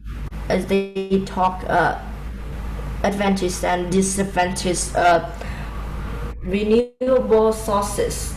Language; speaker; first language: English; non-native, learner; Vietnamese